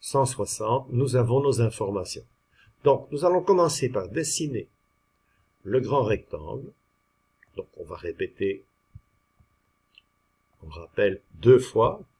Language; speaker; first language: French; native; French